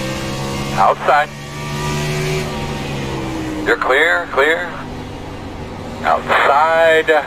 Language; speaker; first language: English; native; English